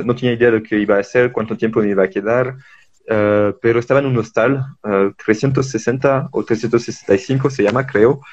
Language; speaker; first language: Spanish; non-native, fluent; French